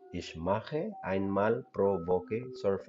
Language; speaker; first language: German; non-native, learner; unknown